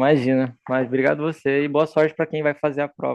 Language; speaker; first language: Portuguese; native; Portuguese